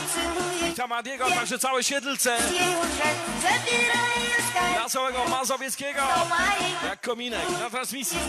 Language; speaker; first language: Polish; native; Polish